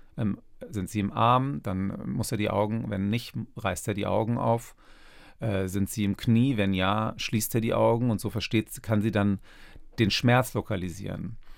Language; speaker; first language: German; early bilingual, other home language; Turkish